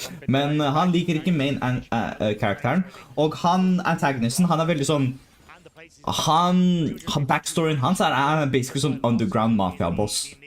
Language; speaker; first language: Norwegian; native; Norwegian